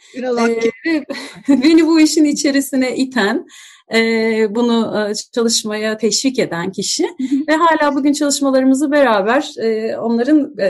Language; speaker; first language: Turkish; native; Turkish